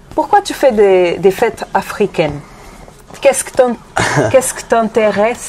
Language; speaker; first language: French; non-native, learner; Portuguese